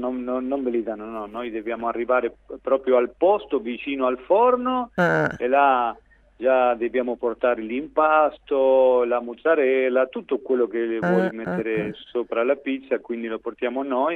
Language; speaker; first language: Italian; non-native, fluent; Spanish